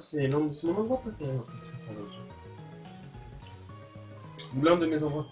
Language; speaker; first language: French; native; French